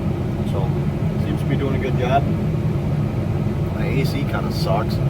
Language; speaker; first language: English; native; English